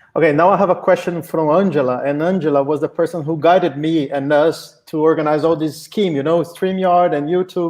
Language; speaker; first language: English; non-native, fluent; Portuguese